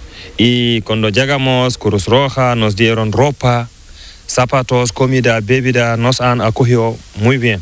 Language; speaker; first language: Spanish; non-native, learner; Fula